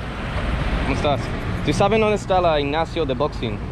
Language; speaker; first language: Spanish; non-native, learner; English